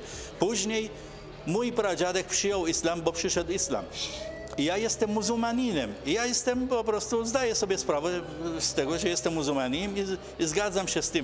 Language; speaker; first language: Polish; non-native, fluent; Arabic